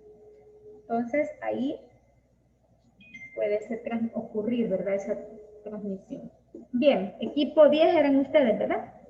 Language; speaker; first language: Spanish; native; Spanish